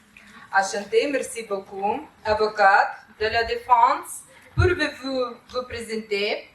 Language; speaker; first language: French; non-native, learner; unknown